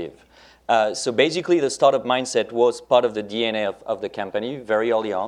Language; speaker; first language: English; non-native, fluent; French